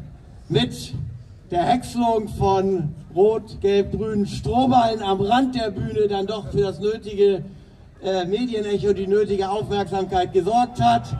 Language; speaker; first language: German; native; German